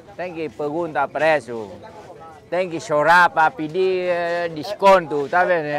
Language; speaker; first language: Portuguese; non-native, learner; Vietnamese